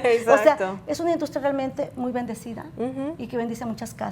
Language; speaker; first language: Spanish; native; Spanish